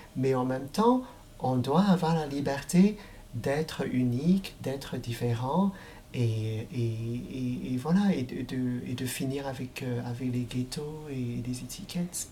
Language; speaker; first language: French; non-native, fluent; Cantonese